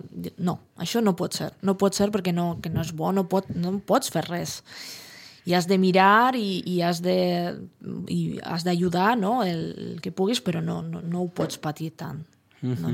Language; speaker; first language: Catalan; non-native, fluent; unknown